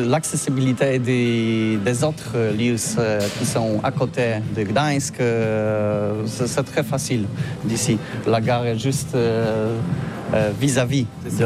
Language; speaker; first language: French; non-native, learner; Polish